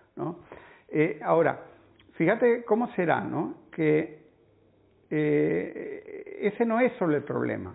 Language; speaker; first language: Spanish; native; Spanish